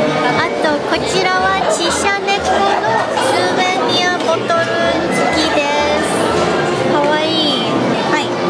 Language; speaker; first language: Japanese; non-native, fluent; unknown